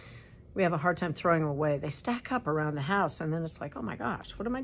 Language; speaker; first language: English; native; English